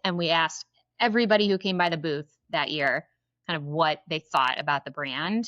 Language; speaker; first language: English; native; English